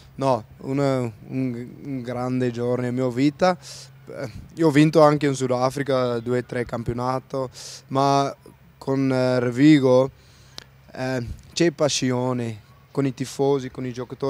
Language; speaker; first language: Italian; non-native, learner; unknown